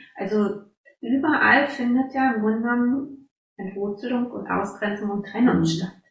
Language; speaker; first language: German; native; German